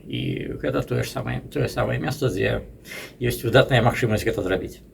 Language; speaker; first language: Belarusian; non-native, local second language; Russian